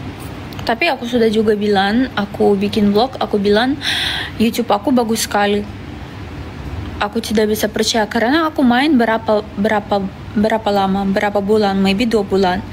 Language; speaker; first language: Indonesian; non-native, fluent; Russian